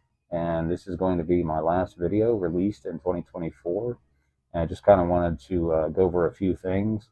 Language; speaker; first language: English; native; English